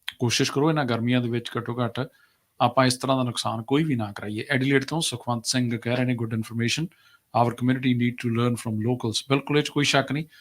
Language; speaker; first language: Punjabi; native; Punjabi